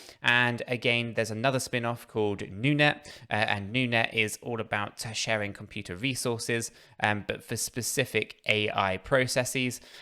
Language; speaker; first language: English; native; English